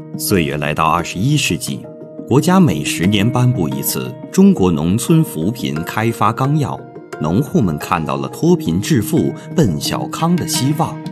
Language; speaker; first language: Chinese; native; Chinese